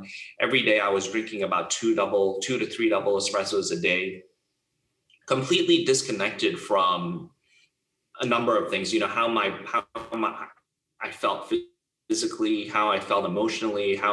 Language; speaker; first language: English; non-native, local second language; Cantonese